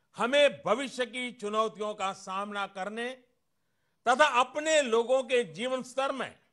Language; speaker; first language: Hindi; non-native, local second language; Gujarati